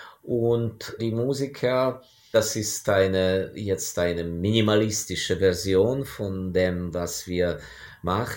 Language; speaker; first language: German; non-native, fluent; Ukrainian